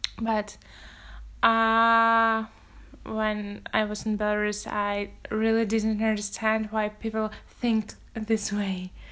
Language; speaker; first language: English; non-native, fluent; Russian